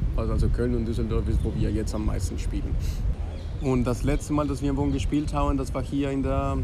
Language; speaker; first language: German; non-native, fluent; Spanish